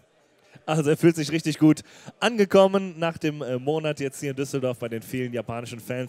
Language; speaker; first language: German; native; German